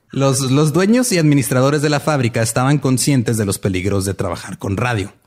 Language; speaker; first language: Spanish; native; Spanish